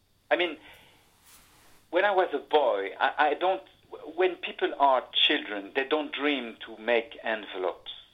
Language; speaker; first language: English; non-native, fluent; French